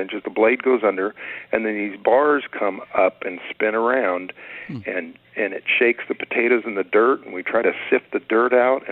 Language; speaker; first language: English; native; English